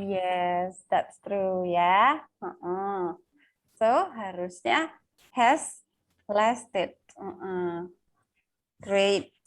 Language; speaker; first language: English; non-native, local second language; Indonesian